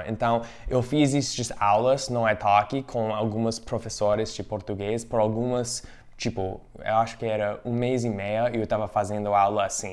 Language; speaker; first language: Portuguese; non-native, fluent; English